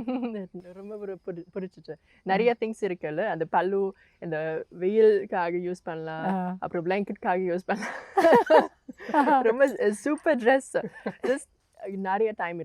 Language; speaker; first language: Tamil; non-native, learner; German